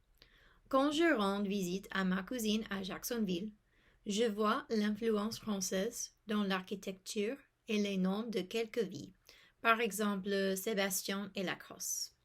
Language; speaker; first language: French; non-native, fluent; English